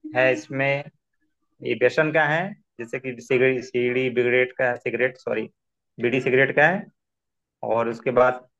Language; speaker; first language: Hindi; non-native, local second language; Marathi